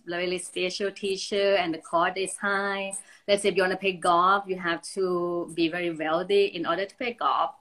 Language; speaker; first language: English; non-native, fluent; Thai